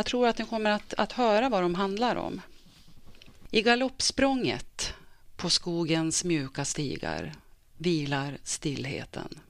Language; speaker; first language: Swedish; native; Swedish